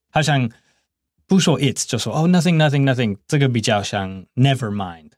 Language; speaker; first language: Chinese; non-native, fluent; English